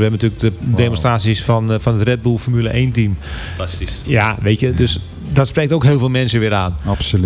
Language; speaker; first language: Dutch; native; Dutch